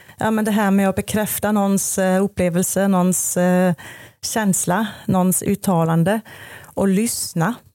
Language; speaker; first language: Swedish; non-native, fluent; German